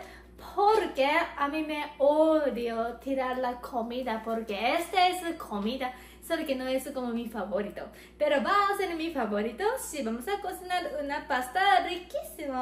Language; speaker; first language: Spanish; non-native, learner; Japanese